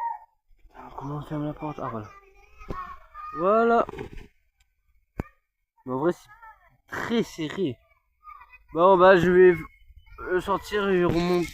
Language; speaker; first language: French; native; French